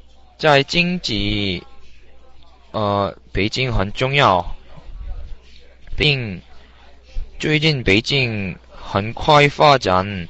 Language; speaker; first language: Chinese; non-native, learner; Korean